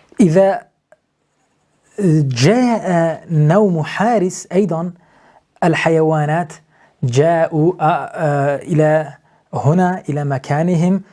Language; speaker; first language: Arabic; non-native, fluent; Turkish